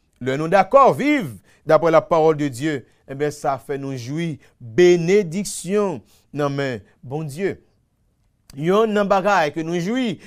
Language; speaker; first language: French; non-native, local second language; Haitian Creole